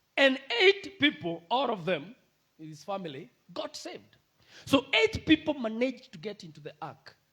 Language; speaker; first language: English; non-native, local second language; Swahili